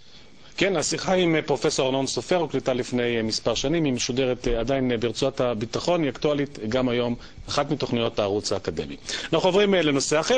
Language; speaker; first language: Hebrew; native; Hebrew